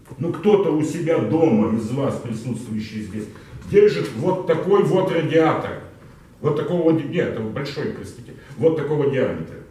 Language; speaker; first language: Russian; non-native, local second language; Ukrainian